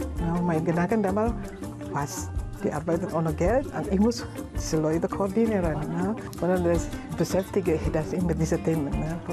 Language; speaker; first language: German; non-native, learner; Indonesian